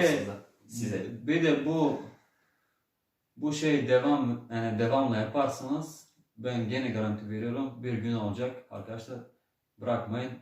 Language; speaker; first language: Turkish; early bilingual, heritage; Turkish